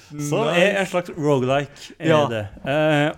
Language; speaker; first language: Norwegian; native; Norwegian